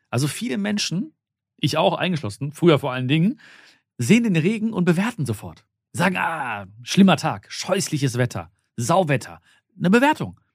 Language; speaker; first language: German; early bilingual, other home language; Malayalam